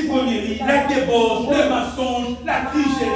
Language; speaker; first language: French; non-native, local second language; Lingala